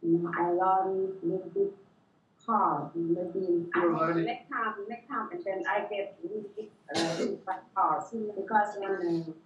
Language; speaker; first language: English; non-native, learner; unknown